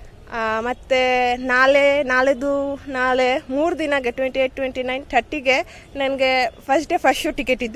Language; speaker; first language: Kannada; non-native, local second language; Bangla